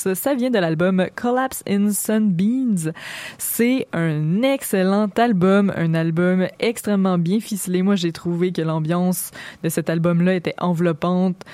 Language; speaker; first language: French; native; French